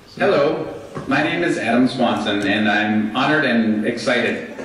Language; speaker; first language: English; native; English